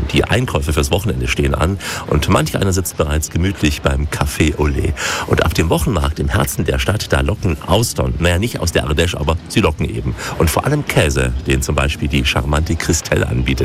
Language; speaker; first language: German; native; German